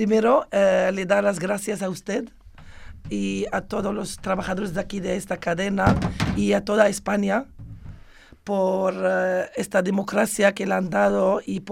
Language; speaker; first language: Spanish; non-native, fluent; Arabic